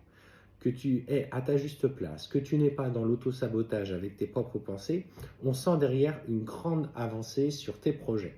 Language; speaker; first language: French; native; French